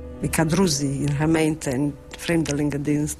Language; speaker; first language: Dutch; non-native, fluent; Bosnian